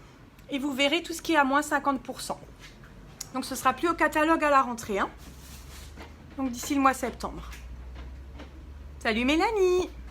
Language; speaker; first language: French; native; French